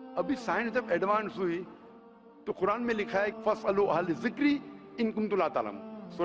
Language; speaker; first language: Hindi; non-native, local second language; Konkani